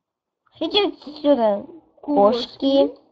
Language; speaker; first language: Russian; native; Russian